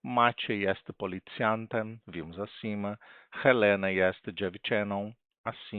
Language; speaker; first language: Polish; non-native, fluent; Portuguese